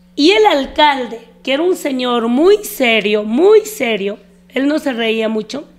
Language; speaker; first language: Spanish; native; Spanish